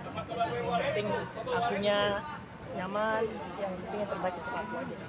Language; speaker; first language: Indonesian; native; Indonesian